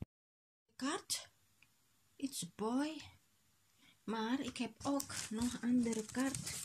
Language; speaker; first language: Dutch; non-native, local second language; Indonesian